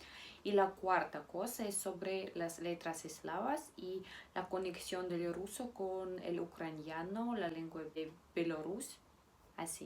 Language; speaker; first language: Spanish; non-native, fluent; Russian